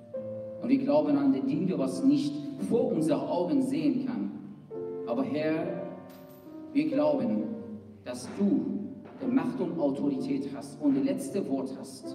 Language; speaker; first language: German; non-native, fluent; Persian